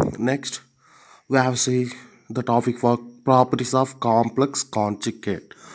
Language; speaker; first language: English; non-native, local second language; Tamil